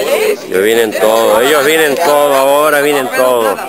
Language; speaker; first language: Spanish; native; Spanish